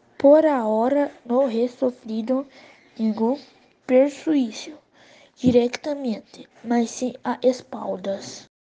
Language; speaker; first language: Portuguese; non-native, learner; Spanish